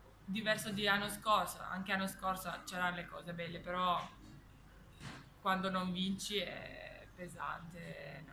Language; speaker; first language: Italian; non-native, learner; Albanian